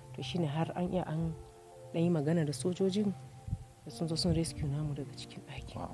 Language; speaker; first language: Hausa; non-native, local second language; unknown